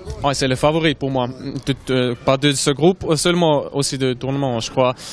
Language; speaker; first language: French; non-native, local second language; German